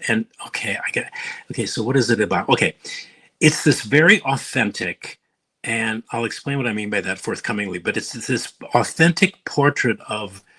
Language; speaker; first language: English; native; English